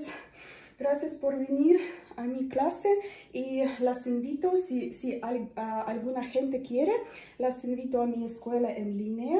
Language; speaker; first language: Spanish; non-native, learner; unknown